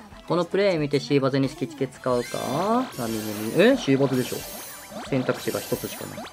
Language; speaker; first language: Japanese; native; Japanese